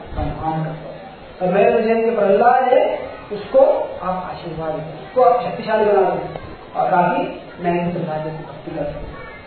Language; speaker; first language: Hindi; non-native, local second language; Marathi